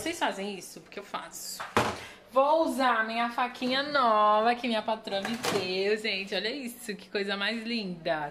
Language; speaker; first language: Portuguese; native; Portuguese